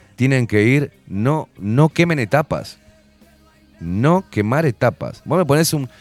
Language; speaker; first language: Spanish; native; Spanish